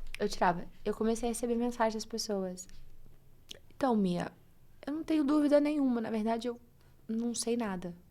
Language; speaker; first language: Portuguese; early bilingual, heritage; English